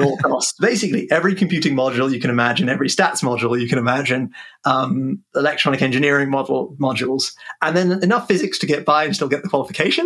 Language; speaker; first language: English; native; English